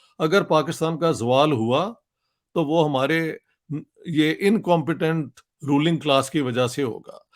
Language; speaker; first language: Urdu; non-native, local second language; Punjabi